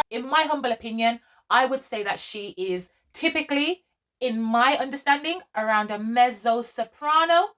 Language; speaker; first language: English; native; English